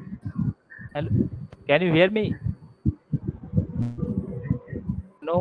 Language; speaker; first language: English; non-native, local second language; Bangla